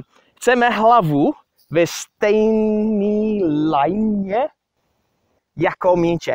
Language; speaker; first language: Czech; non-native, fluent; English